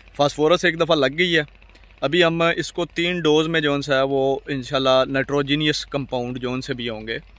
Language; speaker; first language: Urdu; non-native, local second language; Punjabi